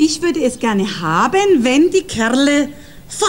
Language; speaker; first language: German; native; German